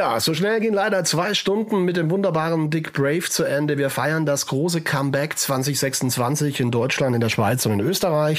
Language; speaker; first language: German; native; German